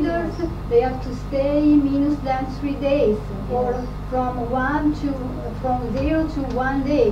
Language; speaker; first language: English; non-native, fluent; Italian